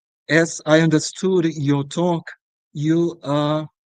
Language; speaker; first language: English; non-native, fluent; Portuguese